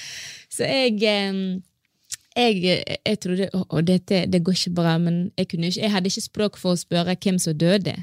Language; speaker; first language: Norwegian; non-native, fluent; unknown